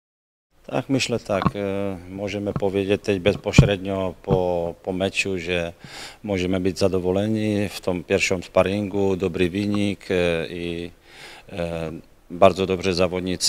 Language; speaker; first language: Polish; non-native, learner; Czech